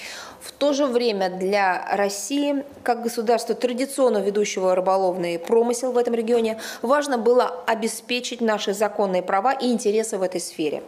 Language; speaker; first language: Russian; native; Russian